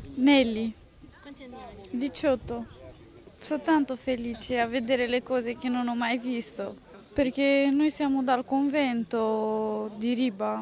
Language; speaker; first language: Italian; non-native, fluent; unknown